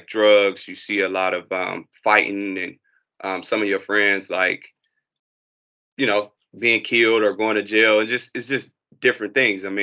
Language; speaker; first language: English; native; English